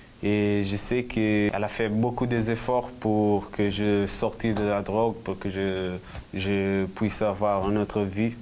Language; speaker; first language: French; non-native, fluent; Portuguese